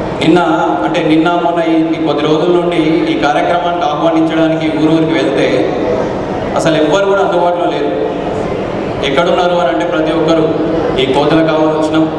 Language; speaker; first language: Telugu; native; Telugu